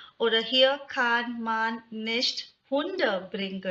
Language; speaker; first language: German; non-native, fluent; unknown